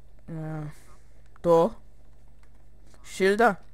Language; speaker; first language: German; early bilingual, other home language; Russian